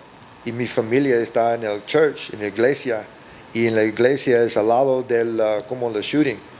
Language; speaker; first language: Spanish; early bilingual, heritage; English